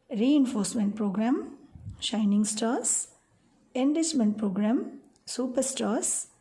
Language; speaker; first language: English; non-native, local second language; Tamil